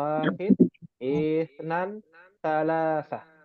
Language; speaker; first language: Arabic; non-native, fluent; Indonesian